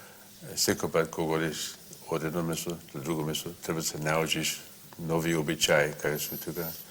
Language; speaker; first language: Macedonian; early bilingual, heritage; Macedonian